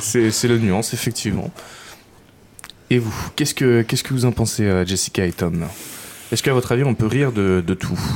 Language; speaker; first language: French; native; French